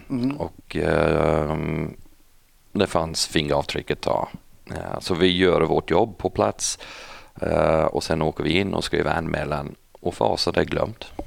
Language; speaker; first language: Swedish; non-native, fluent; English